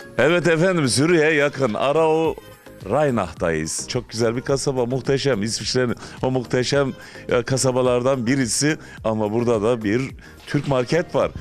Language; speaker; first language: Turkish; native; Turkish